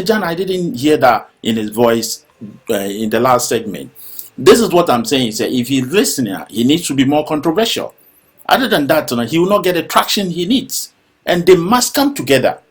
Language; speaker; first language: English; non-native, local second language; Akan